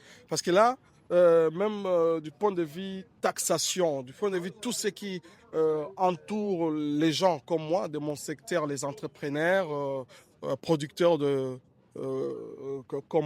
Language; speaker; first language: French; non-native, local second language; Lingala